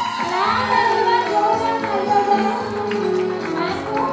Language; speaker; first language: Hindi; native; Hindi